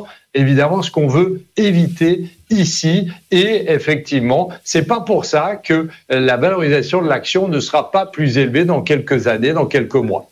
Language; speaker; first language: French; native; French